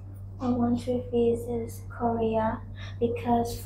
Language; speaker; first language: English; non-native, learner; Vietnamese